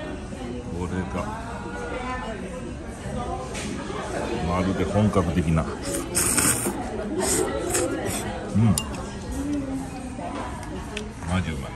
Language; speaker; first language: Japanese; native; Japanese